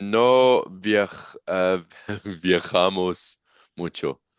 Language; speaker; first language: Spanish; non-native, learner; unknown